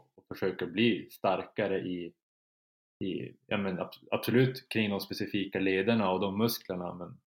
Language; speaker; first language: Swedish; native; Swedish